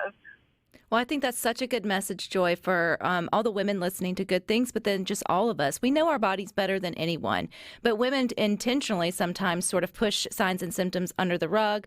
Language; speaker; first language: English; native; English